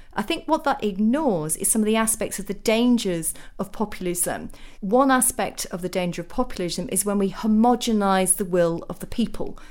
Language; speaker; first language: English; native; English